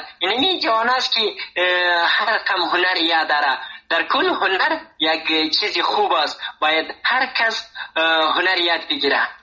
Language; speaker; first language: Persian; non-native, local second language; Pashto